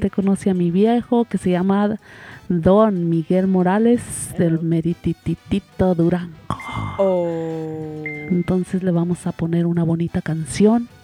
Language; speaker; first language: Spanish; native; Spanish